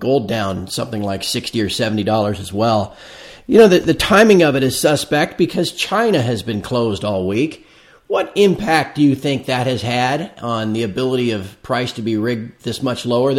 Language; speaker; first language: English; native; English